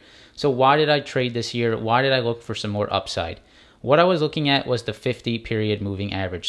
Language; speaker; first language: English; native; English